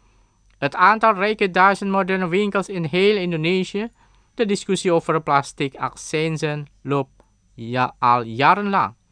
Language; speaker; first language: Dutch; non-native, learner; Indonesian